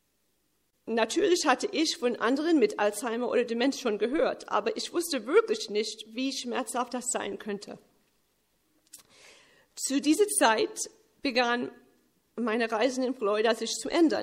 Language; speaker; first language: German; early bilingual, heritage; English